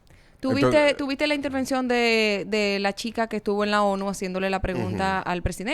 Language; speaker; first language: Spanish; native; Spanish